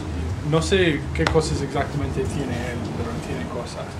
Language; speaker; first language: Spanish; non-native, fluent; English